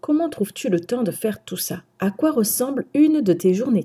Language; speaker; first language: French; native; French